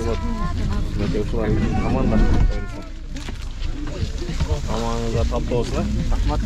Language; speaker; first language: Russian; non-native, local second language; Kyrgyz